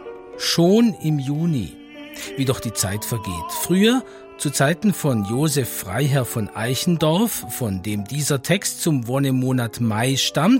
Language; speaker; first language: German; native; German